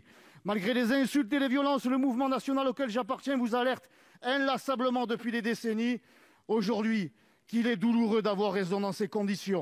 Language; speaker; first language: French; native; French